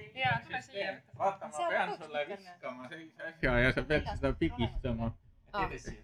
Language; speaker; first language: Estonian; native; Estonian